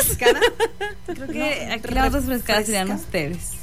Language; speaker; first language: Spanish; native; Spanish